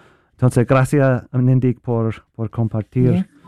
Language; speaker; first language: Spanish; non-native, fluent; English